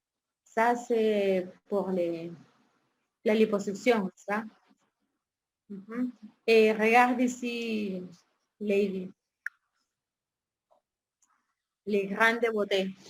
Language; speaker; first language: French; non-native, fluent; Spanish